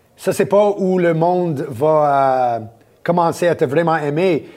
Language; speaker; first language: French; native; French